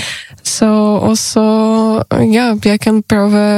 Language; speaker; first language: Norwegian; non-native, learner; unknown